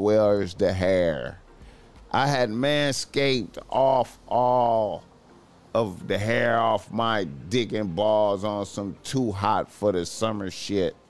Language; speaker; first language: English; native; English